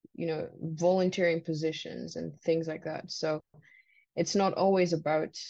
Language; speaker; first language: English; non-native, local second language; Ganda